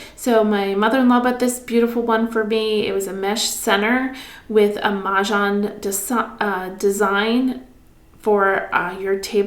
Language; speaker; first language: English; native; English